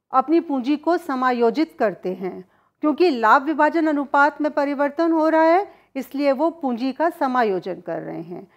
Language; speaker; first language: Hindi; native; Hindi